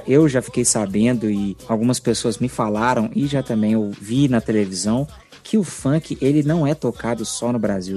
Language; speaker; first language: Portuguese; native; Portuguese